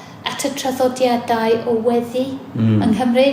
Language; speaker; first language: Welsh; non-native, fluent; English